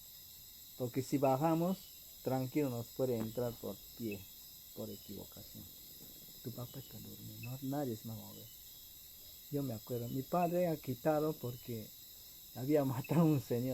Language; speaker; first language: Spanish; non-native, local second language; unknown